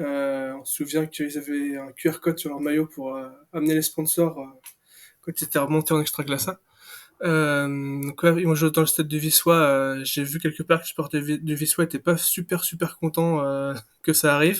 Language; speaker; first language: French; native; French